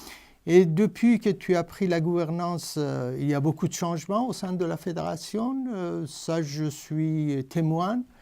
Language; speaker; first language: French; non-native, fluent; Persian